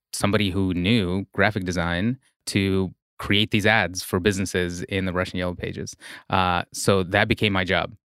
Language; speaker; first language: English; non-native, fluent; Russian